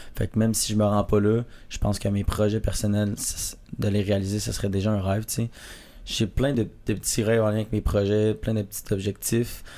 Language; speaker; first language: French; native; French